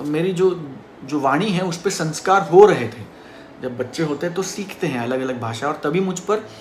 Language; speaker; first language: Hindi; non-native, local second language; Marathi